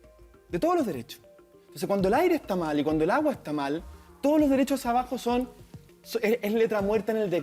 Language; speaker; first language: Spanish; native; Spanish